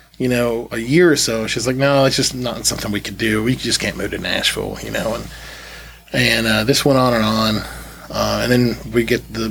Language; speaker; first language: English; native; English